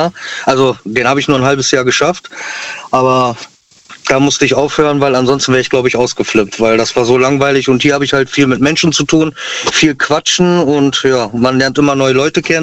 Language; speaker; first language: German; native; German